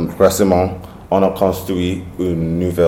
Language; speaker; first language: French; non-native, learner; English